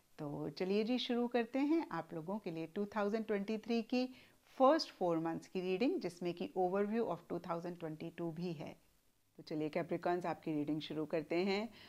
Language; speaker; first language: Hindi; native; Hindi